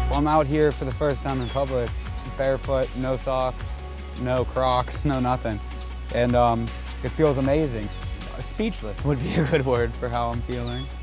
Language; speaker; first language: English; native; English